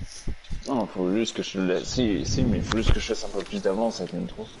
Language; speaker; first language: French; native; French